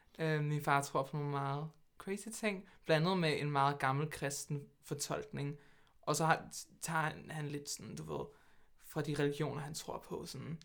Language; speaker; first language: Danish; native; Danish